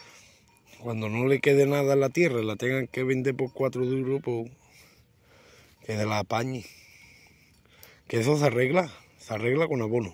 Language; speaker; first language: Spanish; native; Spanish